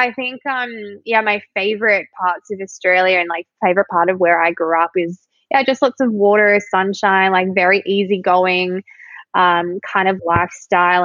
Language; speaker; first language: English; native; English